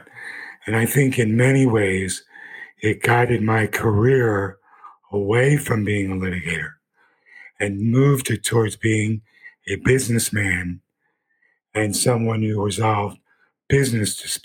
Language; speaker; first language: English; native; English